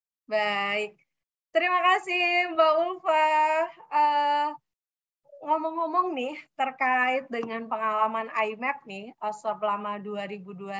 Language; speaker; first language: Indonesian; native; Indonesian